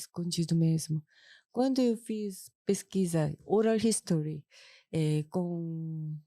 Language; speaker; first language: Portuguese; non-native, fluent; Korean